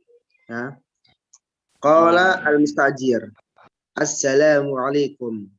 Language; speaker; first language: Arabic; non-native, fluent; Indonesian